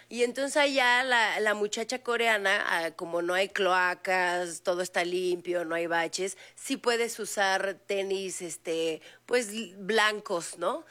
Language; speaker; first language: Spanish; native; Spanish